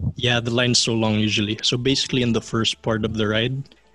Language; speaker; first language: English; non-native, local second language; Filipino